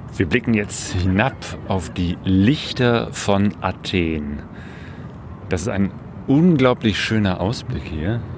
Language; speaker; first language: German; native; German